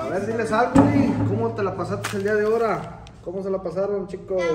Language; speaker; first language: Spanish; native; Spanish